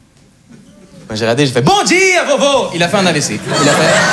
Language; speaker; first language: French; native; French